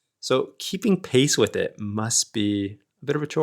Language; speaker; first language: English; native; English